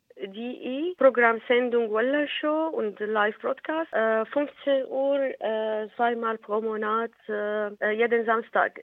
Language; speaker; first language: German; non-native, learner; Arabic